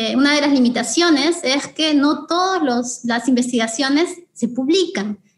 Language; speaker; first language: Spanish; native; Spanish